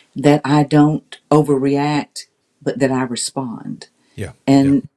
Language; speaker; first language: English; native; English